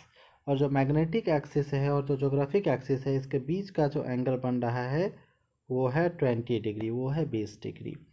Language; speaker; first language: Hindi; native; Hindi